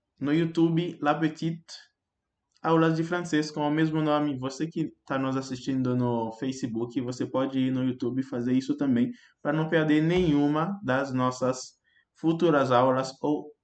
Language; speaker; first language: Portuguese; non-native, fluent; French